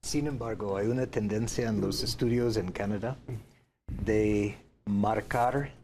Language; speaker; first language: Spanish; non-native, fluent; English